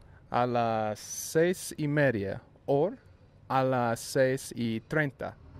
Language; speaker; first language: Spanish; non-native, learner; English